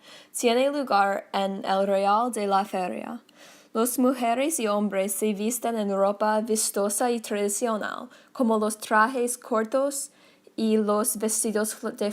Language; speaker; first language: Spanish; non-native, learner; English